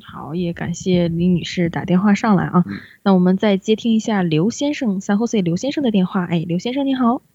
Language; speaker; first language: Chinese; native; Chinese